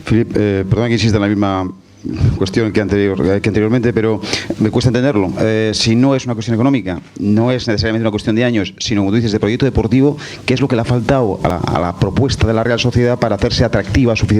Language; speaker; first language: Spanish; native; Spanish